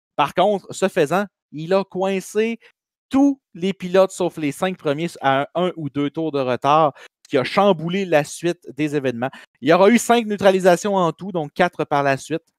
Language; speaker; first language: French; native; French